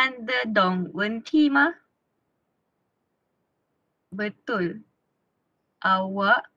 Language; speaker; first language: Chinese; non-native, learner; Malay